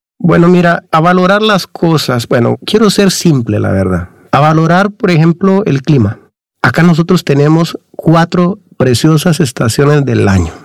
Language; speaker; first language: Spanish; native; Spanish